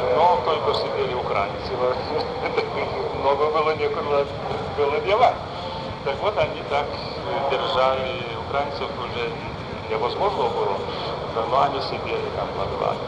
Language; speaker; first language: Russian; non-native, fluent; Lithuanian